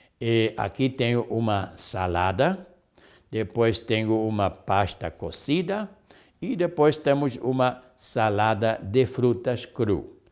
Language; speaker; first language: Portuguese; non-native, fluent; German